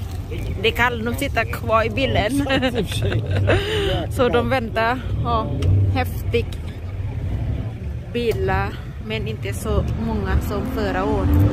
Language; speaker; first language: Swedish; non-native, learner; Thai